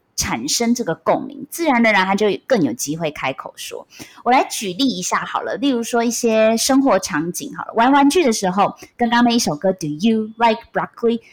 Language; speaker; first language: Chinese; non-native, local second language; Min Nan Chinese